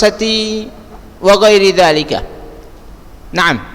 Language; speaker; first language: Arabic; non-native, fluent; Indonesian